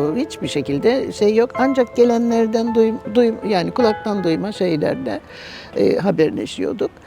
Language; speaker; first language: Turkish; native; Turkish